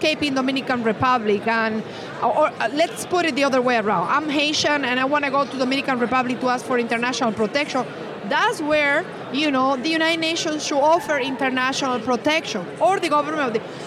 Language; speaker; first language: English; non-native, fluent; Spanish